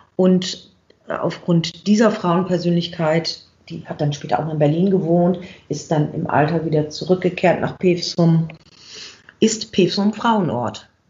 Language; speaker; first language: German; native; German